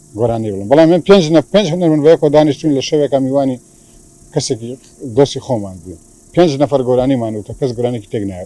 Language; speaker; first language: Central Kurdish; non-native, local second language; Gurani